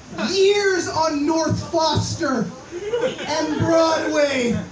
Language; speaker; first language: English; native; English